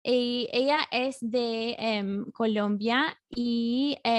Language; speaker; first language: Spanish; non-native, fluent; English